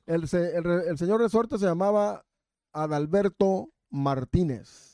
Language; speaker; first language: Spanish; native; Spanish